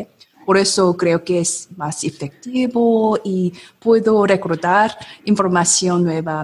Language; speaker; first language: Spanish; non-native, learner; Korean